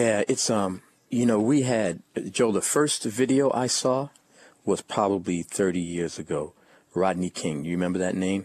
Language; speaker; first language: English; native; English